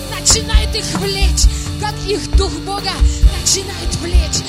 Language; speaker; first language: Russian; native; Russian